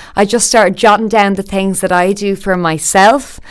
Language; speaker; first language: English; native; English